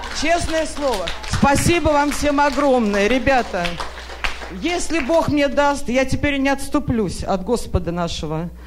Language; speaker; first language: Russian; native; Russian